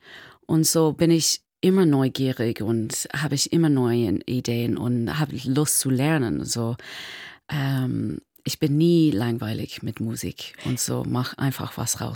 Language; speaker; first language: German; non-native, learner; English